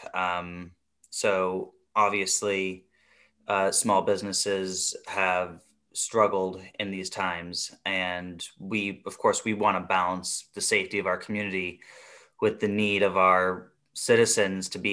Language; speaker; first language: English; native; English